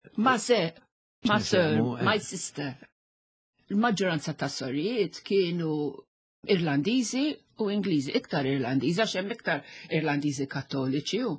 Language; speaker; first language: Maltese; non-native, local second language; English